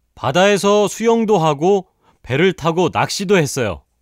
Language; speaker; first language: Korean; native; Korean